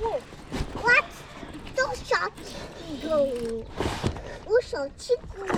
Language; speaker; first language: Chinese; early bilingual, heritage; Chinese